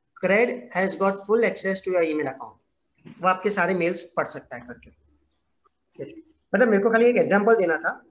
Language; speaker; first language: Hindi; non-native, local second language; Gujarati